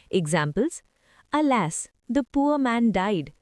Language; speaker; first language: English; non-native, local second language; Hindi